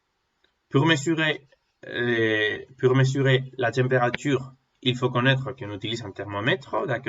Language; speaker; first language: French; non-native, fluent; Spanish